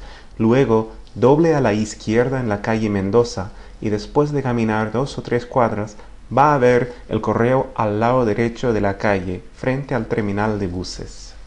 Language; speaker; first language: Spanish; non-native, fluent; English